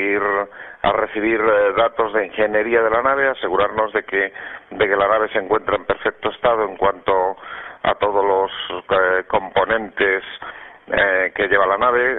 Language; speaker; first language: Spanish; native; Spanish